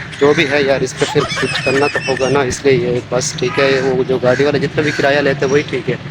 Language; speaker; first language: Urdu; non-native, local second language; Saraiki